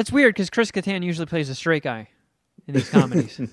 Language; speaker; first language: English; native; English